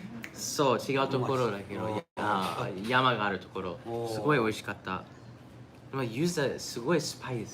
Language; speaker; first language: Japanese; non-native, fluent; English